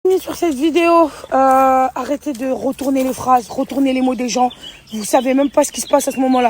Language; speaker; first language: French; native; French